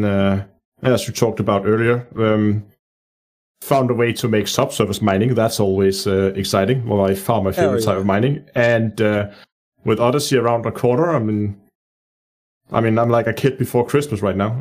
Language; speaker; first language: English; non-native, fluent; Danish